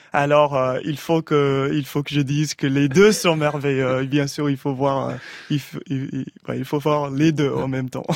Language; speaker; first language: French; non-native, fluent; English